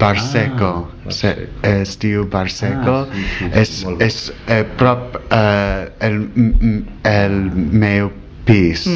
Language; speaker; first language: Catalan; non-native, learner; English